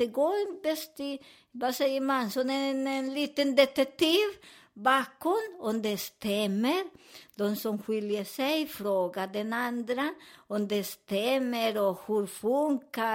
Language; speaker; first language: Swedish; non-native, learner; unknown